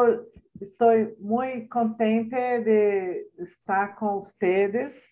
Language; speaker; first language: Spanish; non-native, learner; Portuguese